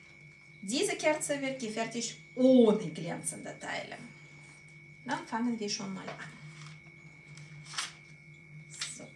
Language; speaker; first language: German; non-native, fluent; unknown